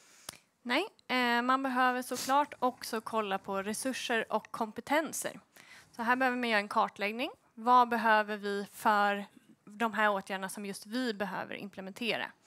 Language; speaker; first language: Swedish; native; Swedish